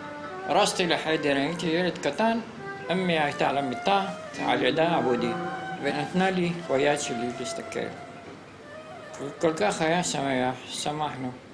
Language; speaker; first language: Hebrew; non-native, fluent; Arabic